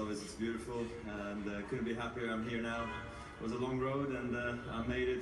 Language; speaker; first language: English; non-native, fluent; German